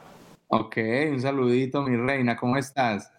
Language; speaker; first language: Spanish; native; Spanish